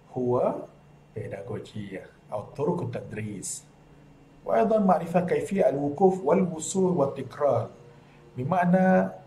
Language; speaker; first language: Arabic; non-native, fluent; Malay